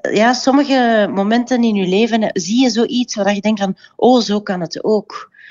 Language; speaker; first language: Dutch; native; Dutch